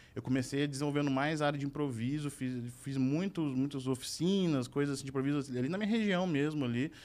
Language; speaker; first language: Portuguese; native; Portuguese